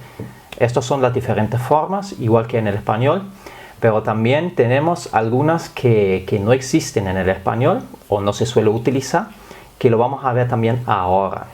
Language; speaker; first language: Spanish; non-native, fluent; German